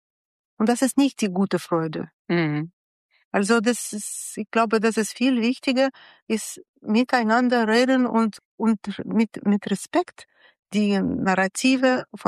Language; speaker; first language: German; non-native, fluent; Russian